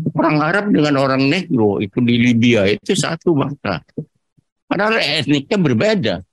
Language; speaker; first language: Indonesian; non-native, local second language; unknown